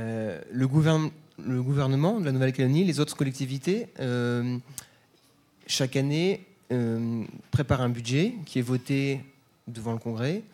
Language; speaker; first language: French; native; French